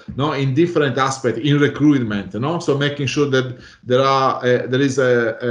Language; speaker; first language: English; non-native, fluent; Italian